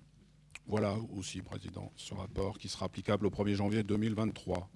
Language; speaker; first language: French; native; French